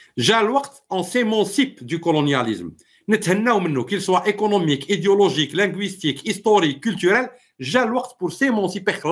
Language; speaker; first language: French; non-native, local second language; Arabic